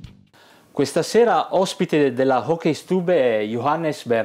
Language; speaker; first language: Italian; native; Italian